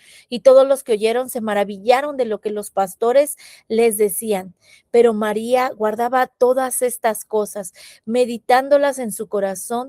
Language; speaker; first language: Spanish; native; Spanish